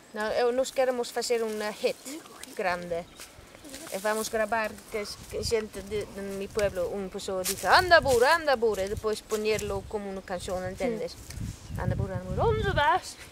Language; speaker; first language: Galician; non-native, learner; Dutch